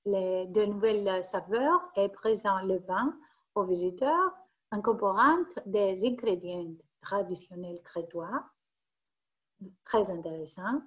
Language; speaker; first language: French; non-native, fluent; Greek